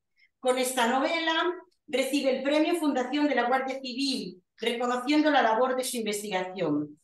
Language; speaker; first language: Spanish; native; Spanish